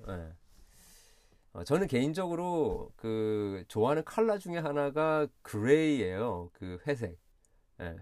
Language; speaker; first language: Korean; early bilingual, heritage; Korean